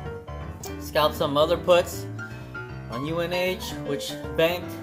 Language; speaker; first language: English; native; English